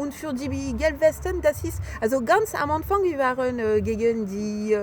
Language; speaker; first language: German; non-native, fluent; French